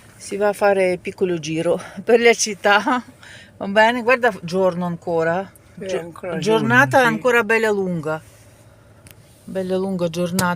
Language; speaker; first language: Italian; non-native, learner; Ukrainian